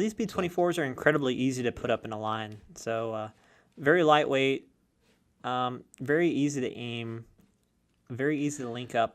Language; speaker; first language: English; native; English